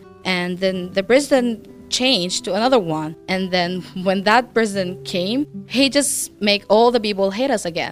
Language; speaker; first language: English; non-native, learner; Arabic